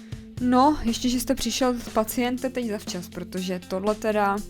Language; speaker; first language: Czech; native; Czech